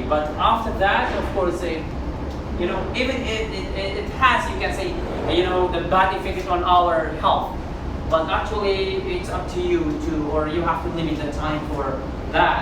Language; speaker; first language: English; non-native, fluent; Kurdish